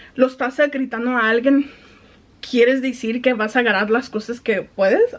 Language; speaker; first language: Spanish; early bilingual, heritage; Spanish